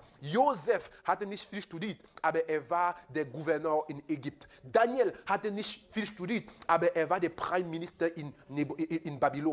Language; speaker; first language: German; non-native, fluent; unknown